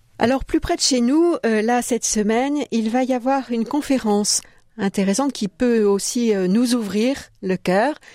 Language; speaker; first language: French; native; French